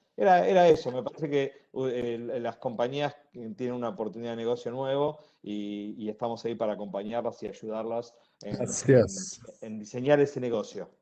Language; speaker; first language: Spanish; native; Spanish